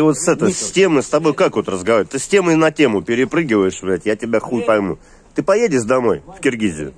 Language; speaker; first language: Russian; native; Russian